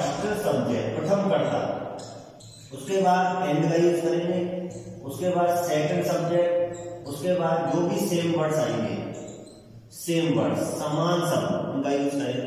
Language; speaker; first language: Hindi; native; Hindi